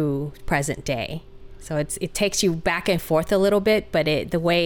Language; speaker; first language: English; early bilingual, other home language; Vietnamese